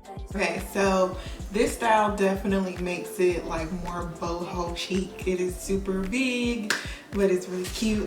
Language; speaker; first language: English; native; English